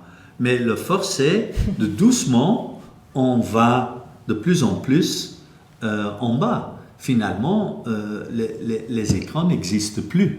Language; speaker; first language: French; non-native, local second language; Dutch